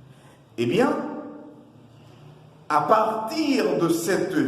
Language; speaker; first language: French; non-native, local second language; Haitian Creole